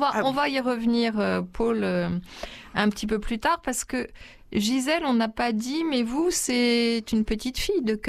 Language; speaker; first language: French; native; French